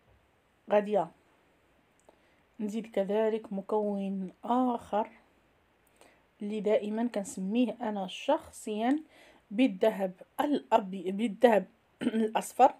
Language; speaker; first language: Arabic; native; Arabic